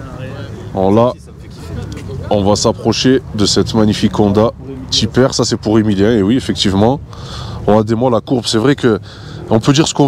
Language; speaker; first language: French; native; French